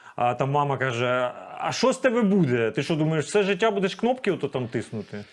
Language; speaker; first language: Ukrainian; native; Ukrainian